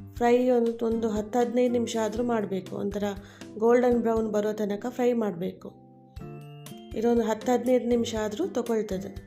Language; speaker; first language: Kannada; non-native, local second language; Konkani